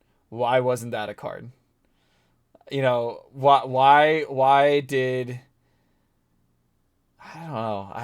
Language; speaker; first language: English; native; English